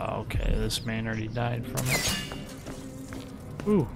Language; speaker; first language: English; native; English